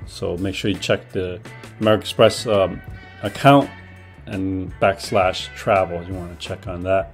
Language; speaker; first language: English; native; English